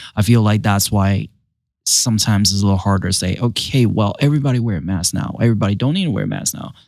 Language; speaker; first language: English; non-native, fluent; Chinese